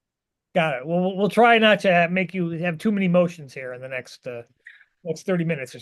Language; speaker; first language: English; native; English